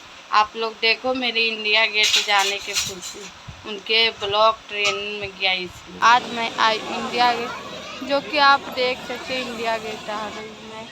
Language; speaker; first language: Hindi; non-native, local second language; Bhojpuri